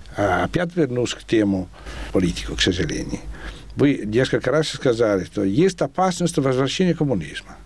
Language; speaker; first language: Russian; non-native, fluent; Italian